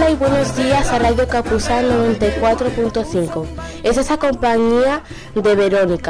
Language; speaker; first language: Spanish; non-native, learner; French